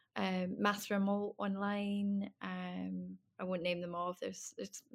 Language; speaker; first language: English; native; English